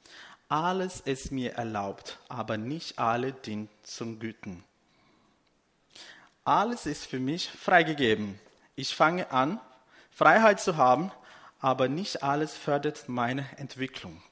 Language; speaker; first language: German; non-native, fluent; Portuguese